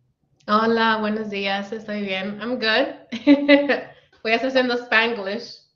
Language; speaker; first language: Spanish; early bilingual, heritage; Spanish